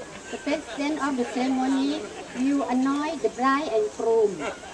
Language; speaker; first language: English; non-native, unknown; Thai